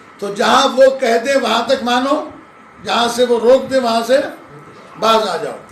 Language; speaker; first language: Urdu; non-native, local second language; Sindhi